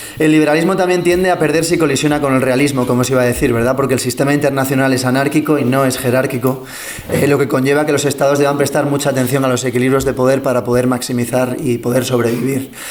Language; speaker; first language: Spanish; early bilingual, other home language; English